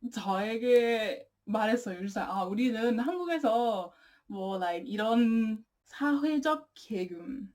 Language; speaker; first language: Korean; non-native, learner; English